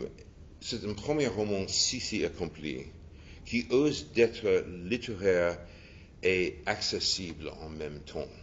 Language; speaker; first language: French; non-native, fluent; English